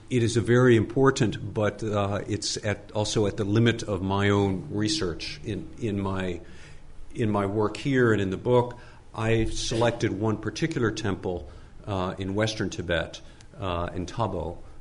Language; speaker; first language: English; native; English